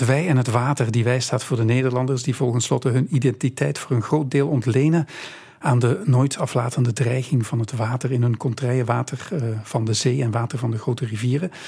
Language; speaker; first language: Dutch; native; Dutch